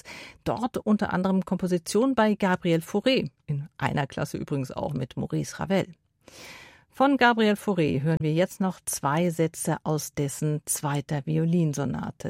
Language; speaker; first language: German; native; German